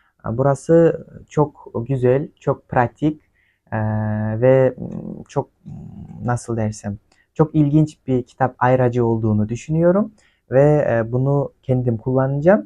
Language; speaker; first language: Turkish; non-native, fluent; Kyrgyz